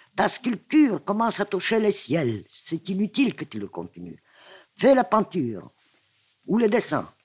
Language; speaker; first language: French; non-native, fluent; Russian